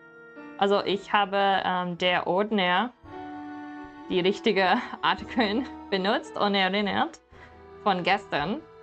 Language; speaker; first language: German; non-native, learner; English